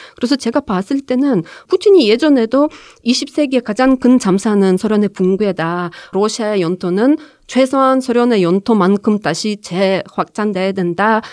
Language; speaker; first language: Korean; non-native, fluent; Ukrainian